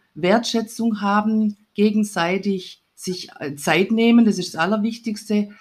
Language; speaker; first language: German; native; German